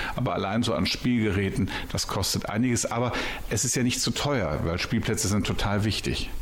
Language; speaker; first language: German; native; German